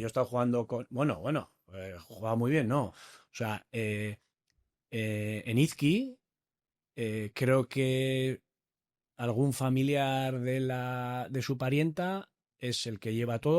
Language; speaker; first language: Spanish; native; Spanish